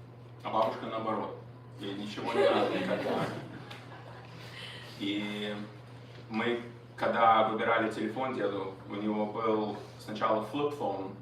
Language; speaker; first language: Russian; early bilingual, heritage; Russian